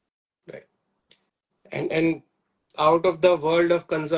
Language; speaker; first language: English; non-native, local second language; Hindi